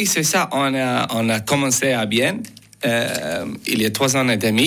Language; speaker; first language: French; non-native, learner; English